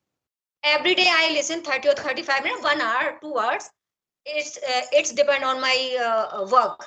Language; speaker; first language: English; non-native, learner; Hindi